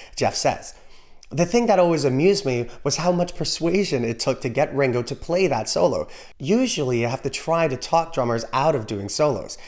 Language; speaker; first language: English; native; English